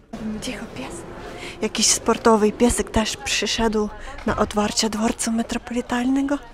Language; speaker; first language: Polish; non-native, fluent; Ukrainian